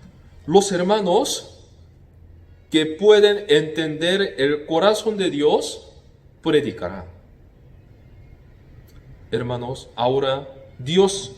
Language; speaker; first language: Spanish; non-native, fluent; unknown